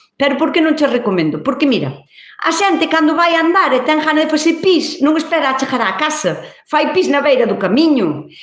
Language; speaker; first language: Galician; native; Galician